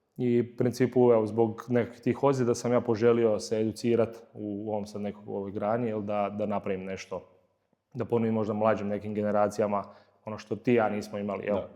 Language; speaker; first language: Croatian; native; Croatian